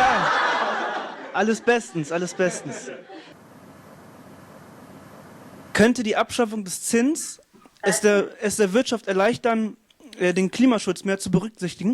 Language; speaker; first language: German; native; German